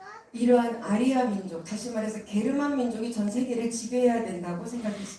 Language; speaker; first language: Korean; native; Korean